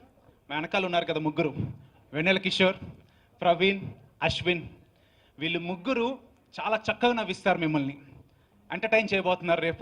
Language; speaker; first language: Telugu; native; Telugu